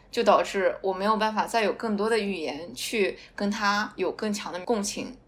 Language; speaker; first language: Chinese; non-native, local second language; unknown